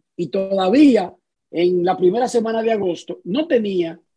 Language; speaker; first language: Spanish; native; Spanish